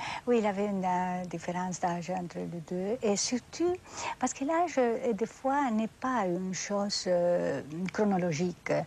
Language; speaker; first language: French; non-native, fluent; Spanish